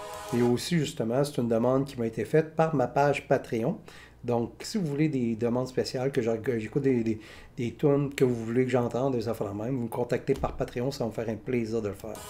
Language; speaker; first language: French; native; French